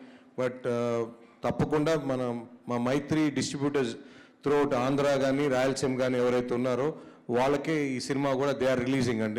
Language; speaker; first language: Telugu; native; Telugu